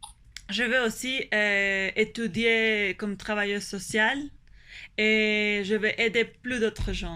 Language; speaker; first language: French; non-native, fluent; Spanish